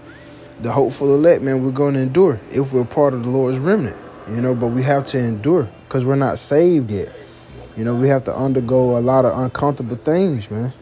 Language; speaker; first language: English; native; English